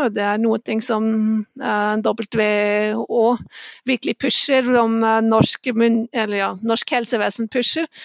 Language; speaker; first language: Norwegian; non-native, fluent; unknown